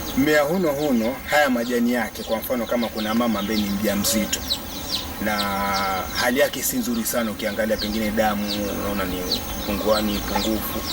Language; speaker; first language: Swahili; non-native, local second language; Giryama